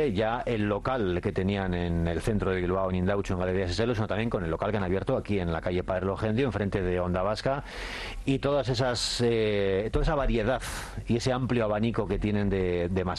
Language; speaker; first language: Spanish; native; Spanish